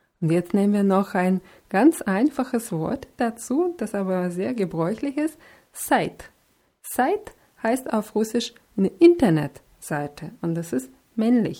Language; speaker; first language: German; non-native, fluent; Russian